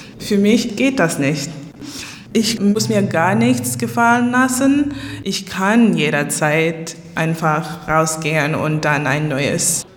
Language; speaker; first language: German; non-native, learner; English